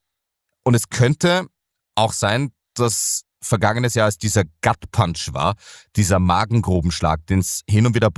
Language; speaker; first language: German; native; German